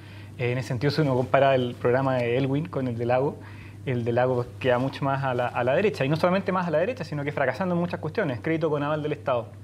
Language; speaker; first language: Spanish; native; Spanish